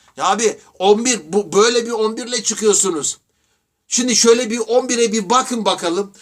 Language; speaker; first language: Turkish; native; Turkish